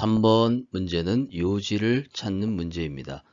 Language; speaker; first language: Korean; native; Korean